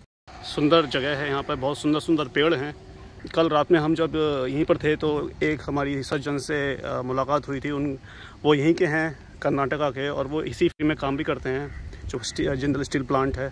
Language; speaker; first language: Hindi; native; Hindi